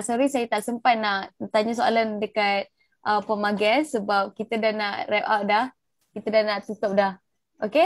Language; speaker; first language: Malay; native; Malay